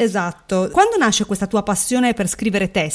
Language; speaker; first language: Italian; native; Italian